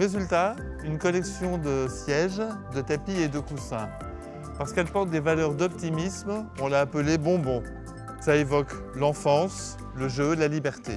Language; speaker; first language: French; native; French